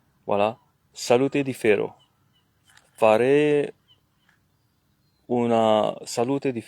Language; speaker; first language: Italian; non-native, learner; French